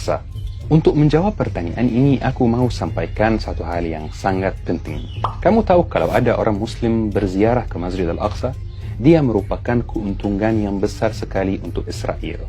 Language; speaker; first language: Indonesian; non-native, fluent; Arabic